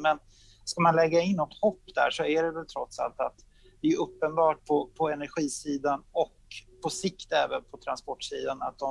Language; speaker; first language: Swedish; native; Swedish